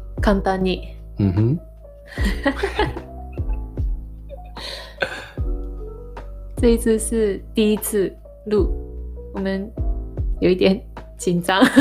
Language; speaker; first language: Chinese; non-native, learner; Japanese